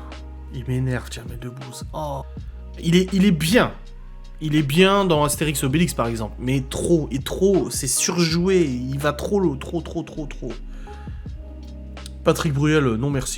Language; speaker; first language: French; native; French